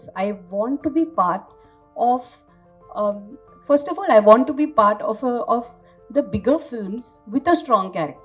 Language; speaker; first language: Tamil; non-native, fluent; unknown